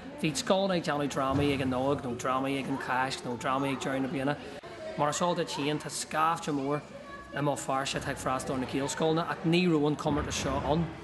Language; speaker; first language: Irish; non-native, local second language; English